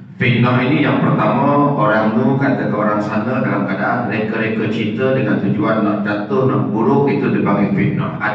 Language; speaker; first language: Malay; non-native, local second language; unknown